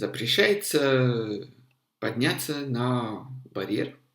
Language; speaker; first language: Russian; non-native, fluent; French